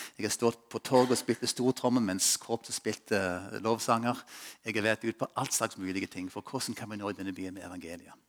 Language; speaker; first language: Norwegian; non-native, fluent; English